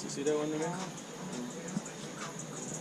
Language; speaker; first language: English; native; English